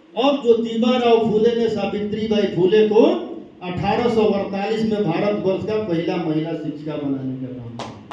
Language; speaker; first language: Hindi; native; Hindi